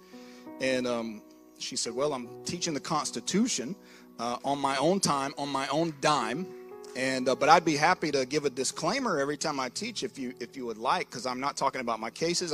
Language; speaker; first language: English; native; English